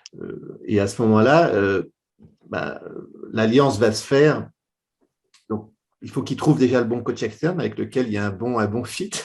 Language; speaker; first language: French; native; French